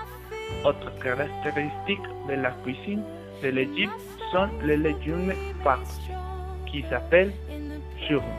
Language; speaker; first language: French; non-native, learner; Spanish